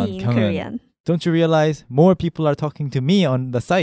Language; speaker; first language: English; non-native, fluent; Korean